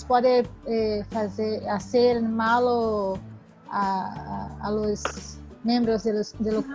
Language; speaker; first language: Spanish; non-native, learner; Portuguese